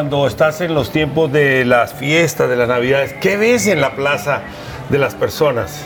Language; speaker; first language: Spanish; native; Spanish